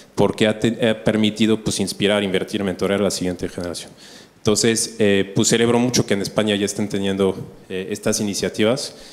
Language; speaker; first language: Spanish; non-native, fluent; French